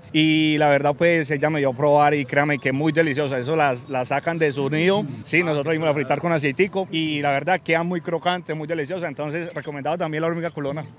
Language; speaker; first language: Spanish; native; Spanish